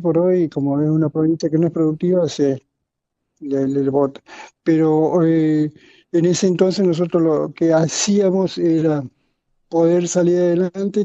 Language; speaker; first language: Spanish; native; Spanish